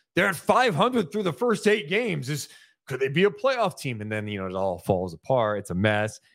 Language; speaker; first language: English; native; English